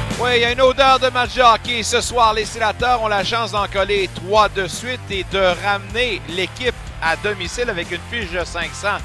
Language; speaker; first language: French; native; French